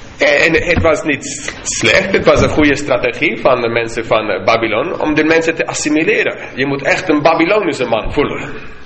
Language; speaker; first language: Dutch; non-native, fluent; English